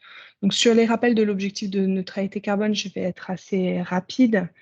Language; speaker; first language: French; native; French